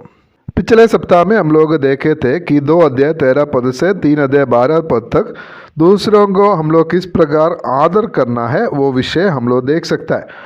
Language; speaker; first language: Hindi; non-native, local second language; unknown